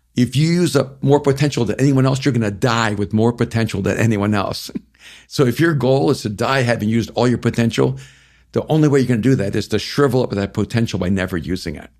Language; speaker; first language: English; early bilingual, other home language; Spanish